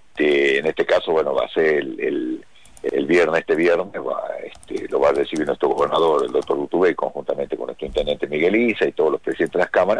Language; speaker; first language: Spanish; native; Spanish